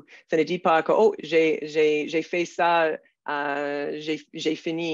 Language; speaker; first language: French; non-native, local second language; English